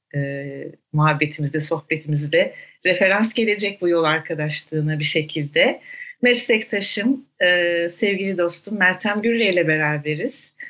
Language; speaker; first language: Turkish; native; Turkish